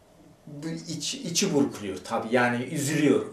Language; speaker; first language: Turkish; native; Turkish